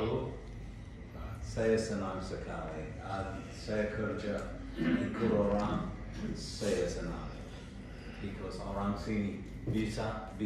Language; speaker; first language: Indonesian; non-native, learner; English